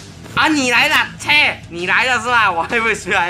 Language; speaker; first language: Chinese; native; Chinese